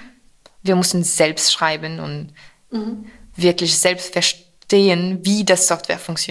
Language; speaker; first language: German; non-native, fluent; French